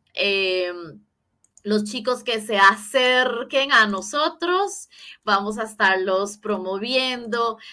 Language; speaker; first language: Spanish; native; Spanish